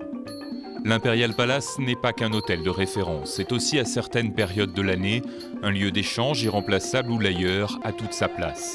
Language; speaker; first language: French; native; French